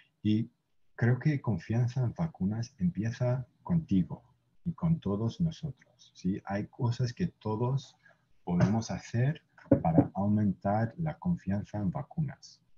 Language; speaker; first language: Spanish; non-native, fluent; English